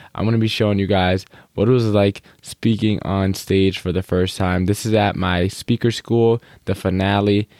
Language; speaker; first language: English; native; English